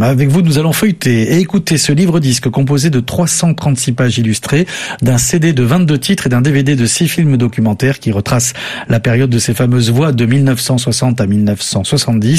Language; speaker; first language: French; native; French